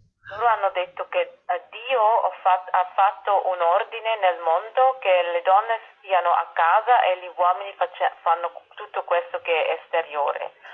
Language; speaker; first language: Italian; non-native, fluent; German